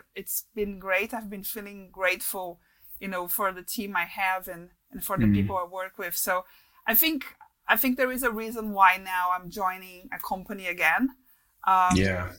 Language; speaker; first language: English; non-native, fluent; Portuguese